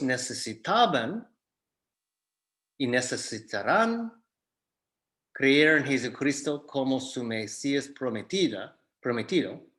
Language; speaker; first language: Spanish; non-native, fluent; English